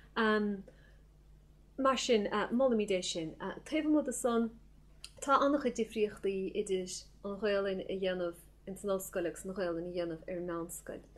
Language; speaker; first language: Irish; native; Irish